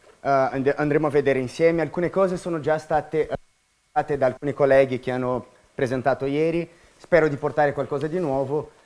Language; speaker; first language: Italian; non-native, fluent; Portuguese